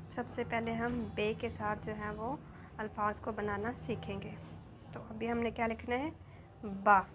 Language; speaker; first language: Urdu; native; Urdu